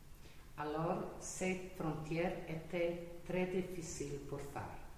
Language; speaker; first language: French; non-native, learner; Slovenian